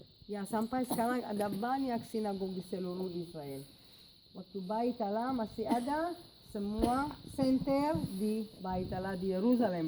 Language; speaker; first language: Indonesian; non-native, fluent; Hebrew